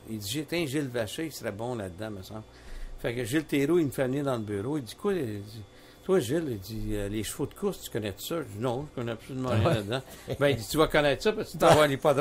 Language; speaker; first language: French; native; French